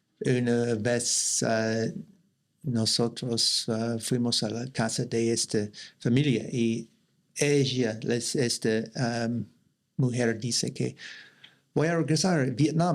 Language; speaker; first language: Spanish; non-native, learner; English